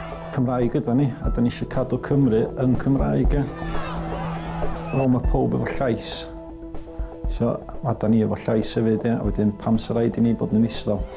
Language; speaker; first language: Welsh; native; Welsh